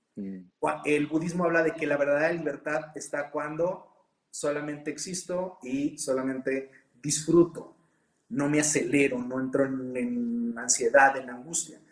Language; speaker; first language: Spanish; native; Spanish